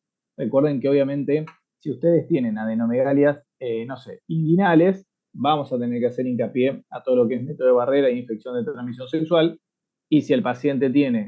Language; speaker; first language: Spanish; native; Spanish